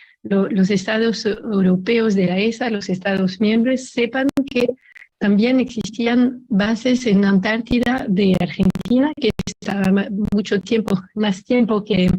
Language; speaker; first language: Spanish; non-native, fluent; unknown